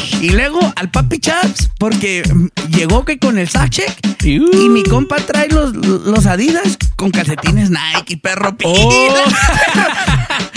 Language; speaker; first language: Spanish; early bilingual, other home language; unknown